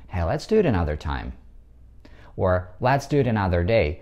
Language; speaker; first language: English; non-native, fluent; Russian